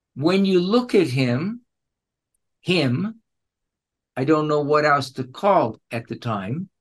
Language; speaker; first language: English; early bilingual, other home language; Spanish